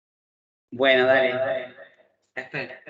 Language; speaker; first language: Spanish; native; Spanish